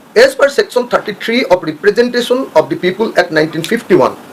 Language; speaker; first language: English; non-native, local second language; Assamese